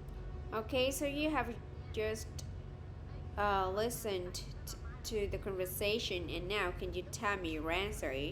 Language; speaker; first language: English; non-native, fluent; Vietnamese